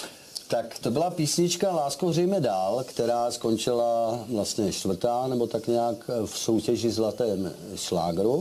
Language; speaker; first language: Czech; native; Czech